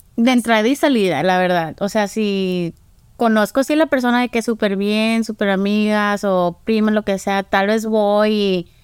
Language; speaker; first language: Spanish; early bilingual, heritage; Spanish